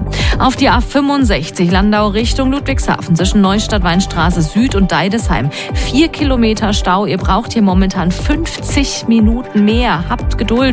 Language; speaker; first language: German; native; German